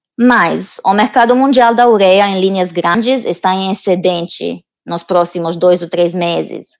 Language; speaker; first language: Portuguese; non-native, fluent; Romanian